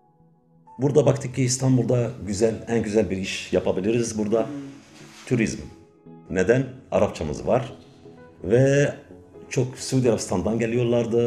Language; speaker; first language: Turkish; non-native, learner; Arabic